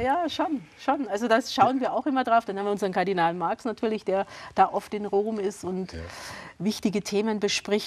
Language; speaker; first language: German; native; German